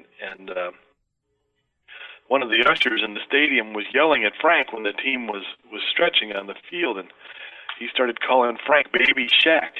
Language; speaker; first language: English; native; English